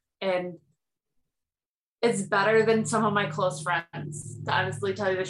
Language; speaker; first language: English; native; English